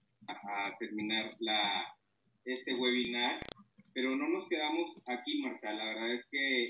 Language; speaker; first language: Spanish; native; Spanish